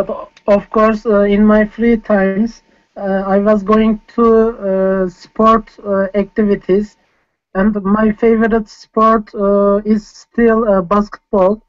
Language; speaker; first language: English; non-native, fluent; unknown